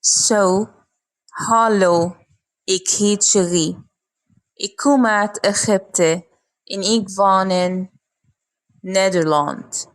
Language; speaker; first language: Dutch; non-native, learner; Arabic